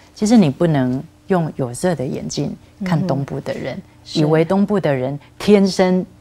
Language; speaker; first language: Chinese; native; Chinese